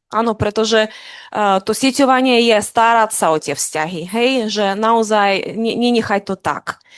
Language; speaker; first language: Slovak; non-native, fluent; Ukrainian